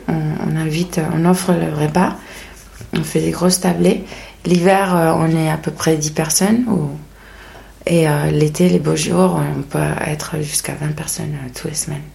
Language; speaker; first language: French; non-native, fluent; Spanish